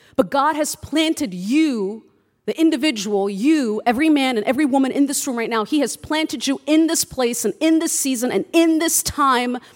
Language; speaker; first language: English; early bilingual, other home language; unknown